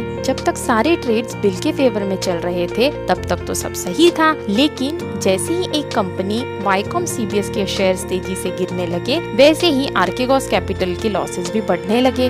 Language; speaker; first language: Hindi; native; Hindi